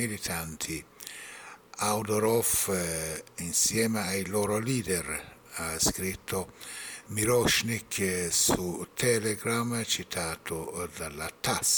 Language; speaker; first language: Italian; non-native, fluent; Persian